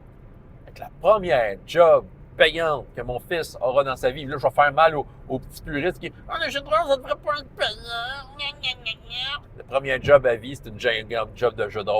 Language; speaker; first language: French; native; French